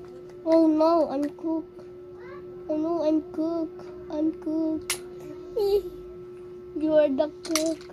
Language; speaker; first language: English; non-native, local second language; Filipino